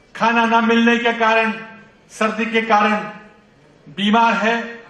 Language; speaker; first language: Hindi; non-native, local second language; Marathi